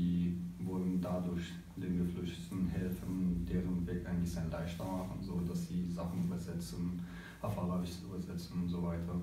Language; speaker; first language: German; non-native, fluent; Arabic